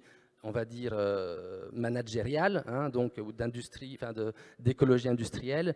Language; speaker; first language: French; native; French